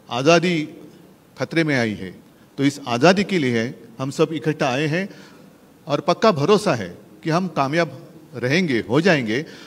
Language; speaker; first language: Hindi; non-native, local second language; Marathi